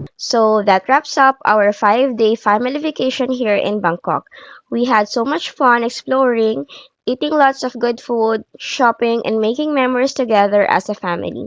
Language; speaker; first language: English; non-native, local second language; Filipino